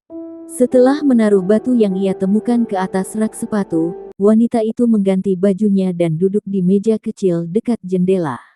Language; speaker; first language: Indonesian; native; Indonesian